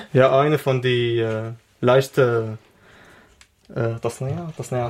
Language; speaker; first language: German; non-native, learner; Arabic